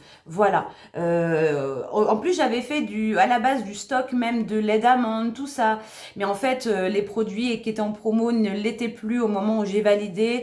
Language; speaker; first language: French; native; French